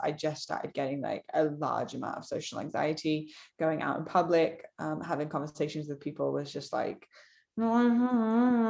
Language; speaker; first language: English; native; English